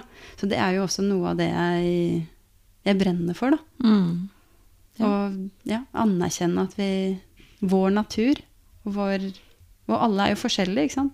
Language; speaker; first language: Norwegian; native; Norwegian